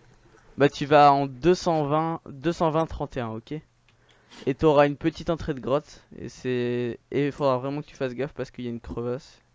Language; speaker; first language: French; native; French